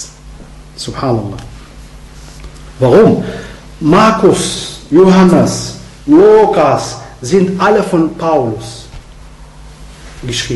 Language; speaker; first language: German; non-native, fluent; Arabic